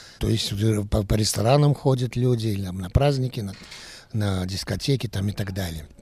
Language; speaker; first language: Russian; early bilingual, heritage; Russian